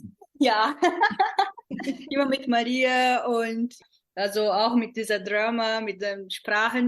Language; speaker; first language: German; non-native, fluent; Portuguese